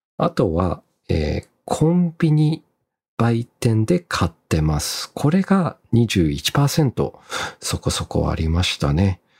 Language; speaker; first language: Japanese; early bilingual, heritage; Japanese